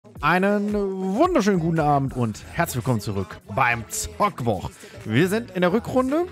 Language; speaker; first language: German; native; German